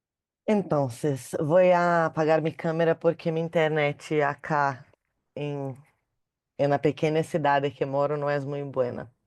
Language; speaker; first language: Spanish; non-native, learner; Portuguese